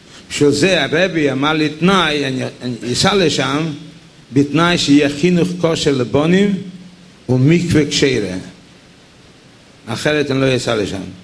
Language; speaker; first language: Hebrew; non-native, fluent; Yiddish